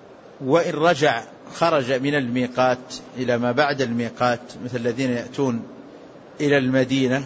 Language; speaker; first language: Arabic; native; Arabic